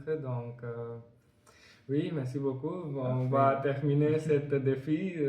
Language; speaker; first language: French; non-native, learner; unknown